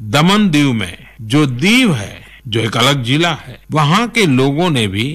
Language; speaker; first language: Hindi; non-native, local second language; Gujarati